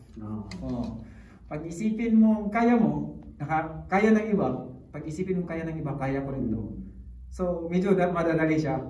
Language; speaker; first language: Filipino; native; Filipino